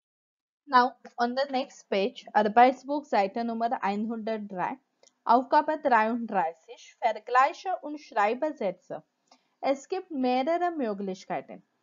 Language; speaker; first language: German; non-native, fluent; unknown